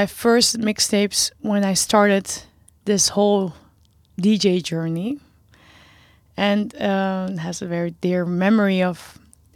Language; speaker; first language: English; non-native, fluent; Spanish